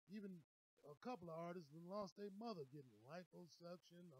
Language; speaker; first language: English; native; English